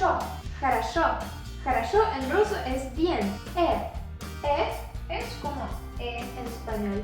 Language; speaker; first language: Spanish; non-native, fluent; Russian